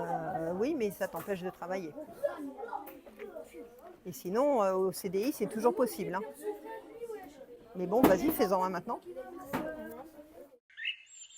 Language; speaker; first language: French; native; French